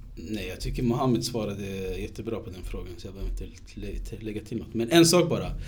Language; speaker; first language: Swedish; early bilingual, other home language; Somali